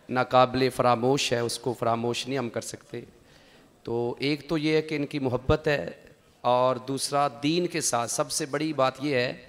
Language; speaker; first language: Urdu; non-native, local second language; Punjabi